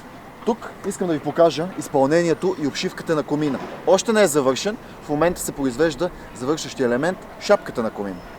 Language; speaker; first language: Bulgarian; native; Bulgarian